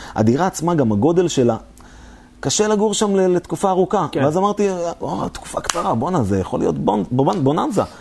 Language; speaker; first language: Hebrew; native; Hebrew